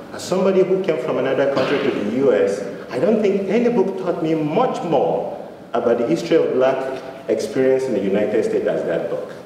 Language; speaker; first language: English; non-native, local second language; Yoruba